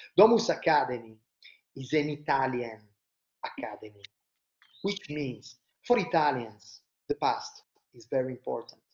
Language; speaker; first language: English; non-native, fluent; Italian